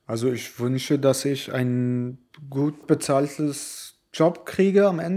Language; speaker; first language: German; non-native, learner; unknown